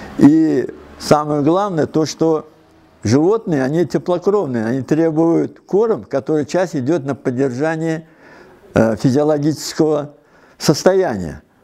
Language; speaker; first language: Russian; non-native, local second language; Uzbek